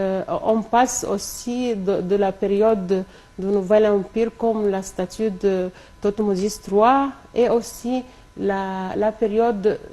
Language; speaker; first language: French; non-native, local second language; Arabic